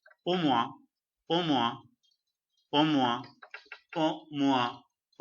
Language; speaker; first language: French; non-native, fluent; Urdu